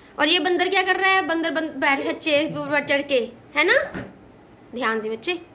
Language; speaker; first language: Hindi; native; Hindi